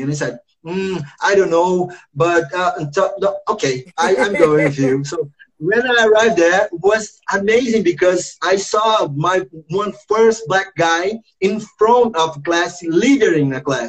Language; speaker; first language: English; non-native, learner; Portuguese